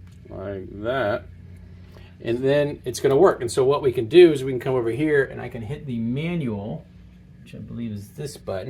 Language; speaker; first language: English; native; English